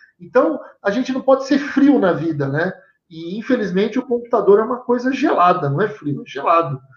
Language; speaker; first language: Portuguese; native; Portuguese